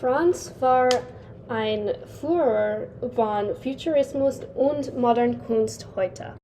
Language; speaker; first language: German; non-native, learner; English